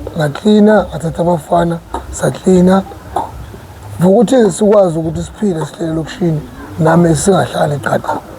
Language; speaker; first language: Zulu; non-native, local second language; Northern Sotho